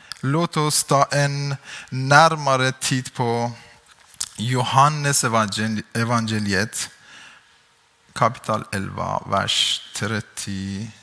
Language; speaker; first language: Swedish; non-native, learner; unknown